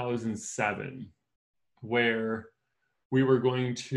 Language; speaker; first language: English; native; English